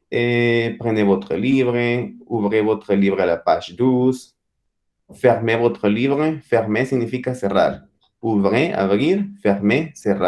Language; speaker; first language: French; non-native, fluent; Spanish